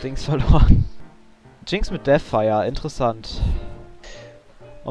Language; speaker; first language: German; native; German